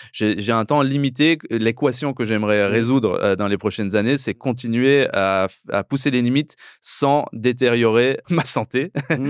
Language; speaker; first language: French; early bilingual, other home language; Persian